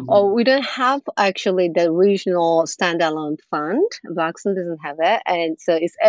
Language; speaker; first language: English; non-native, fluent; Japanese